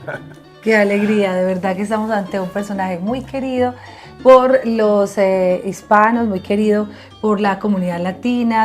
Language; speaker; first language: Spanish; native; Spanish